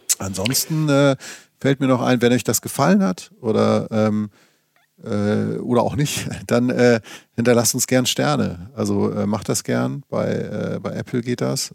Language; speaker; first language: German; native; German